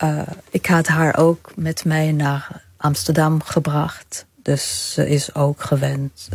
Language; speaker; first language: Dutch; non-native, fluent; Arabic